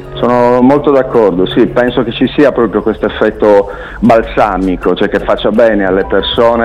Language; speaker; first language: Italian; native; Italian